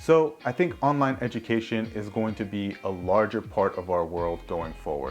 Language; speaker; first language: English; native; English